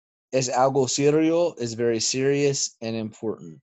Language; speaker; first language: English; native; English